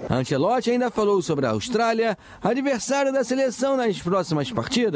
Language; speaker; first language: Portuguese; native; Portuguese